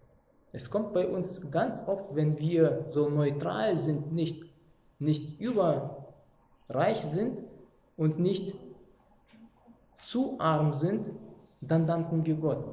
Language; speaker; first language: German; non-native, fluent; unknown